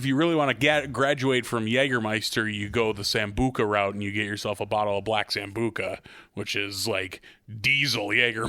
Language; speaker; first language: English; native; English